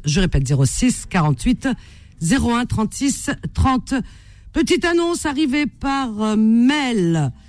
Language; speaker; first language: French; native; French